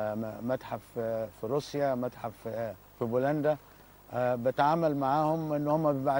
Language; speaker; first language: Arabic; native; Arabic